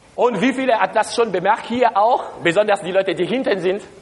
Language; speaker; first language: German; non-native, learner; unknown